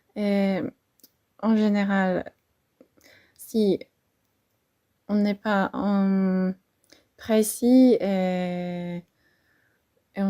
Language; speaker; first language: French; non-native, fluent; Polish